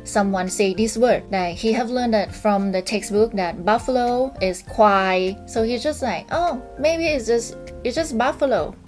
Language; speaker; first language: English; non-native, fluent; Thai